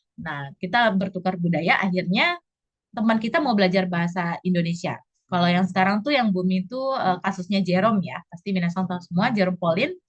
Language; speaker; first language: Indonesian; native; Indonesian